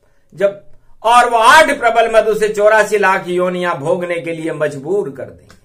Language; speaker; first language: Hindi; native; Hindi